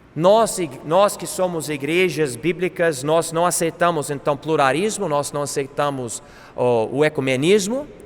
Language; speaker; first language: Portuguese; non-native, fluent; English